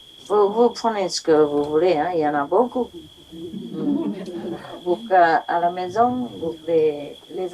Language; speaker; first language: French; non-native, learner; Vietnamese